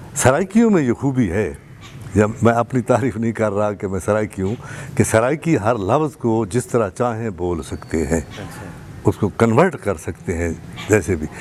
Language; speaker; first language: Urdu; non-native, local second language; Saraiki